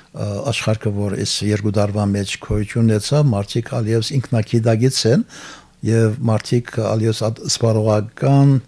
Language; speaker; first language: Armenian; early bilingual, heritage; Armenian